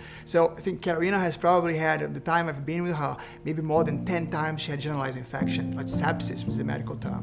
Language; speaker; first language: English; non-native, fluent; Portuguese